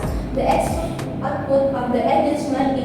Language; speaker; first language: English; non-native, learner; Indonesian